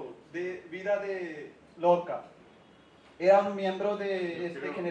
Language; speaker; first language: Spanish; non-native, learner; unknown